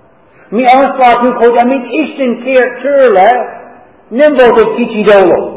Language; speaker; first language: Hungarian; non-native, learner; English